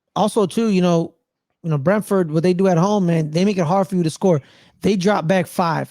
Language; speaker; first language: English; native; English